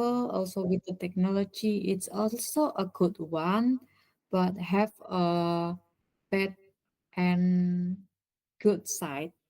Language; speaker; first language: English; non-native, learner; Indonesian